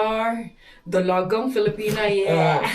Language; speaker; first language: Filipino; non-native, local second language; Cebuano